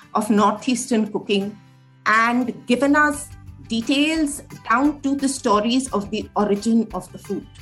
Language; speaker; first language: English; non-native, local second language; Hindi